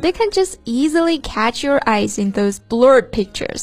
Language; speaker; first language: English; non-native, fluent; Chinese